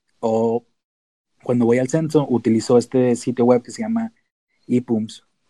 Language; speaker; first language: Spanish; native; Spanish